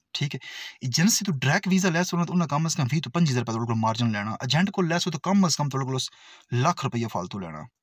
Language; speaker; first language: Urdu; non-native, local second language; Punjabi